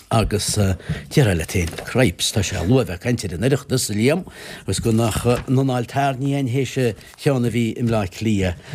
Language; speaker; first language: Irish; native; Irish